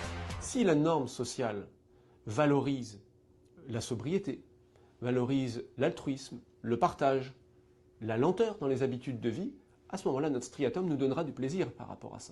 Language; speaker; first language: French; native; French